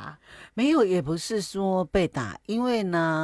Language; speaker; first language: Chinese; native; Chinese